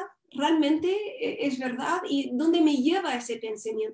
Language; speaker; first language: Spanish; non-native, fluent; English